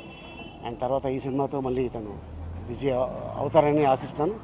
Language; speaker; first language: Telugu; native; Telugu